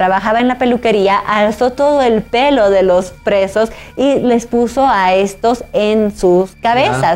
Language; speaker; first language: Spanish; native; Spanish